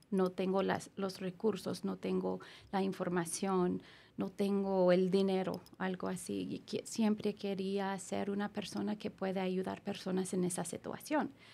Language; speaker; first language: Spanish; non-native, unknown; English